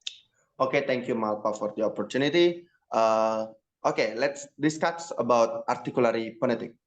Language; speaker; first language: English; non-native, learner; Indonesian